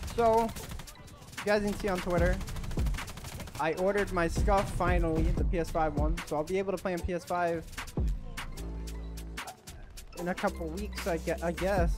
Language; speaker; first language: English; native; English